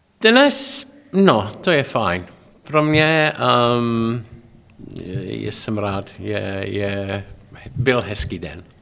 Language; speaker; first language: Czech; non-native, learner; English